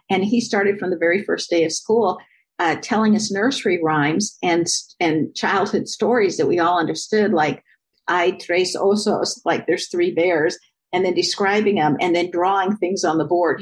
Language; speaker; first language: English; native; English